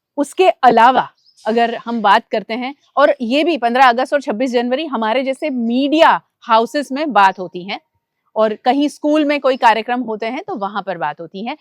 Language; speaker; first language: Hindi; non-native, local second language; Gujarati